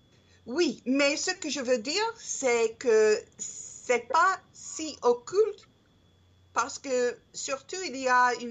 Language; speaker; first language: French; non-native, learner; English